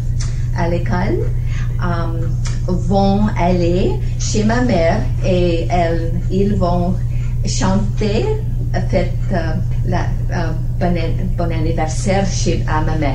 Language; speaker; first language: French; non-native, learner; English